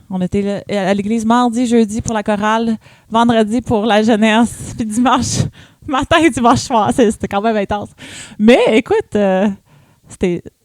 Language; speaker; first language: French; early bilingual, other home language; English